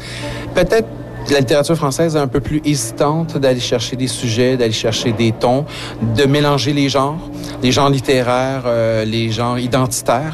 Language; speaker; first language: French; native; French